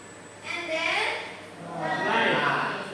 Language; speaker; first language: English; non-native, learner; Indonesian